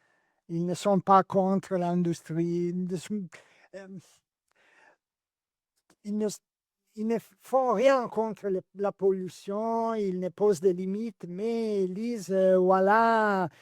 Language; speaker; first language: French; non-native, learner; Italian